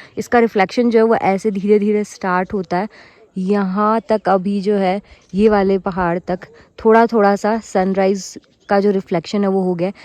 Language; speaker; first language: Hindi; native; Hindi